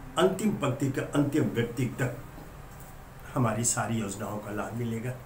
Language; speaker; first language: Hindi; native; Hindi